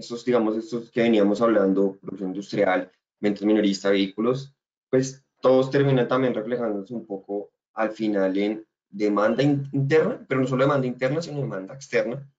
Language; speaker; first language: Spanish; native; Spanish